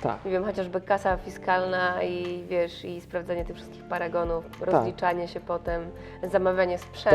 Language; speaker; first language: Polish; native; Polish